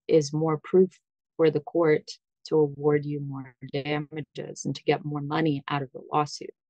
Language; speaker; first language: English; early bilingual, other home language; Russian